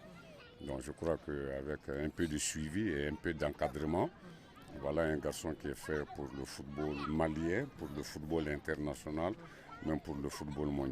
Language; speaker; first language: French; non-native, local second language; Bambara